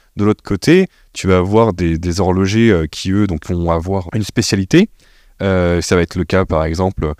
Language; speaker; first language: French; native; French